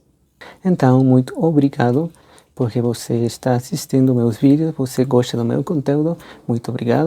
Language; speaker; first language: Portuguese; non-native, fluent; Spanish